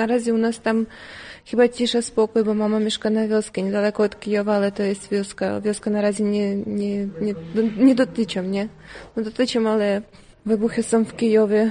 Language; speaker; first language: Polish; non-native, learner; Ukrainian